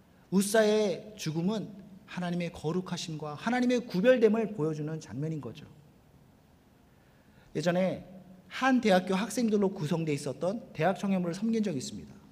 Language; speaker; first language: Korean; native; Korean